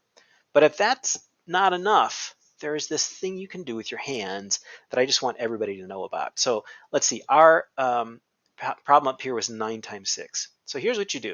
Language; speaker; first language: English; native; English